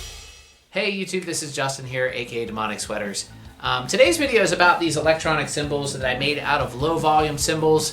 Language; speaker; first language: English; native; English